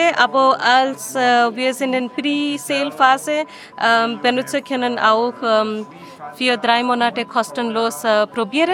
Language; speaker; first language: German; non-native, learner; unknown